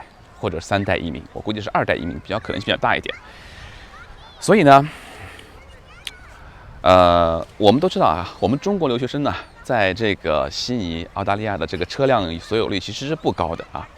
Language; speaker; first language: Chinese; native; Chinese